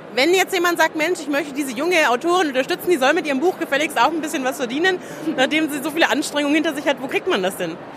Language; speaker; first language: German; native; German